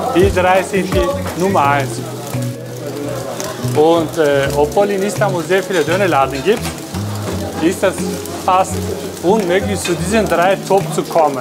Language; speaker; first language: German; non-native, fluent; Turkish